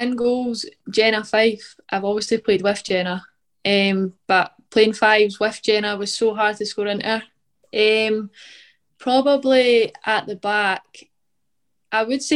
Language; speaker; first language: English; native; English